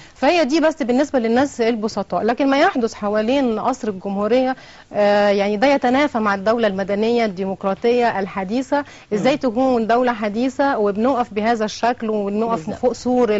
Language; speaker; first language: Arabic; native; Arabic